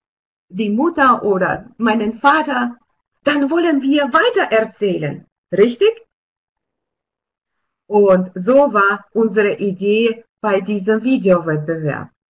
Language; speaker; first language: German; non-native, fluent; Russian